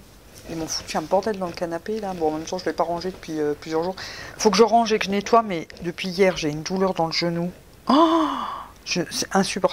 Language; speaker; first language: French; native; French